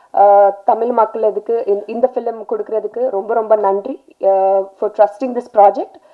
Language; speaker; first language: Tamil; non-native, learner; Telugu